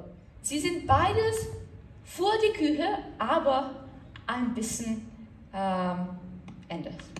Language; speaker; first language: German; non-native, learner; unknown